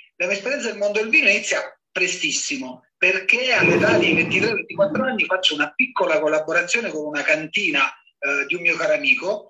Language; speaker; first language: Italian; native; Italian